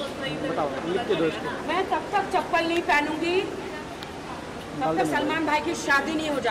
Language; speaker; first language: Hindi; native; Hindi